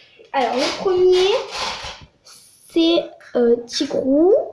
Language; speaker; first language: French; native; French